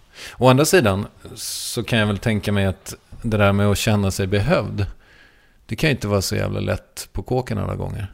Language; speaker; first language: Swedish; native; Swedish